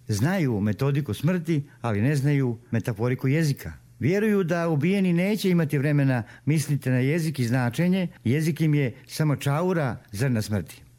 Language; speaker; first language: Serbian; native; Serbian